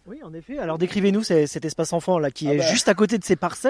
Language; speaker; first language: French; native; French